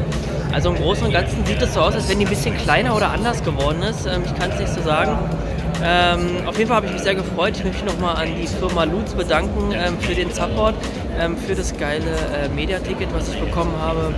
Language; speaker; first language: German; native; German